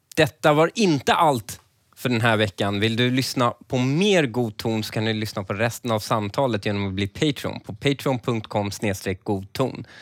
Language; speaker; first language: Swedish; early bilingual, other home language; Persian